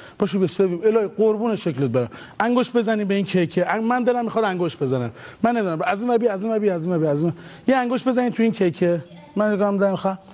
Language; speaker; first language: Persian; native; Persian